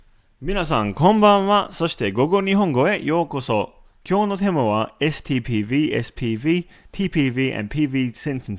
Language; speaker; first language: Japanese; non-native, fluent; English